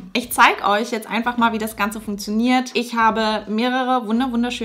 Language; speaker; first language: German; native; German